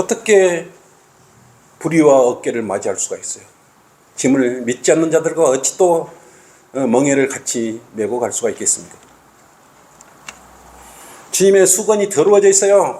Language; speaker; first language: Korean; native; Korean